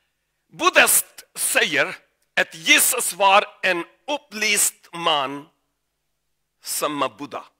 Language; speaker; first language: Swedish; non-native, learner; Urdu